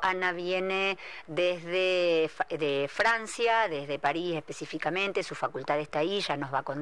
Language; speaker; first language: Spanish; native; Spanish